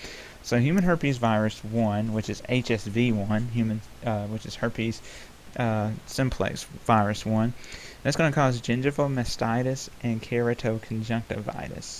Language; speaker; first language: English; native; English